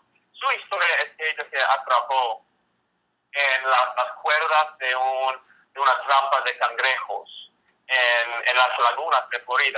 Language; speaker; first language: Spanish; non-native, fluent; English